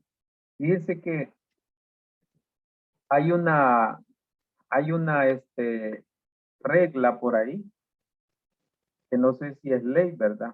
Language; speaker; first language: Spanish; native; Spanish